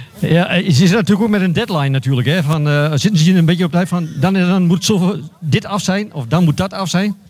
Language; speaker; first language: Dutch; native; Dutch